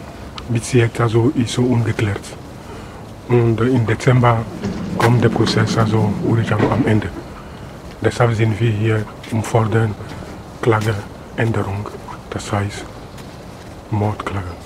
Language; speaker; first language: German; non-native, learner; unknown